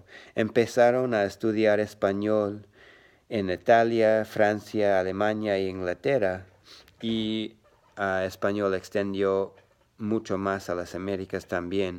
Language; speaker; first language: Spanish; non-native, learner; English